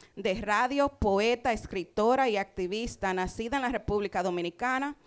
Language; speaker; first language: Spanish; early bilingual, heritage; Spanish